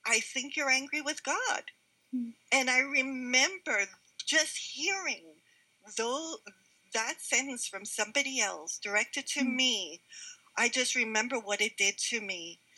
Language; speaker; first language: English; native; English